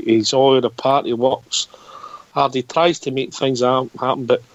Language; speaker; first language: English; native; English